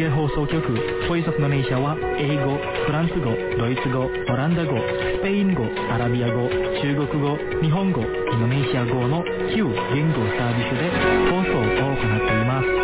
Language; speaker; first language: Japanese; non-native, fluent; Indonesian